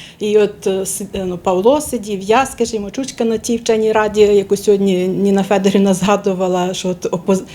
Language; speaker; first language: Ukrainian; native; Ukrainian